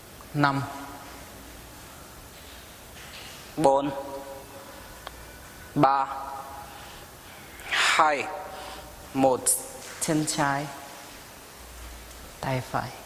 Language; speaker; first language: Vietnamese; non-native, learner; Hindi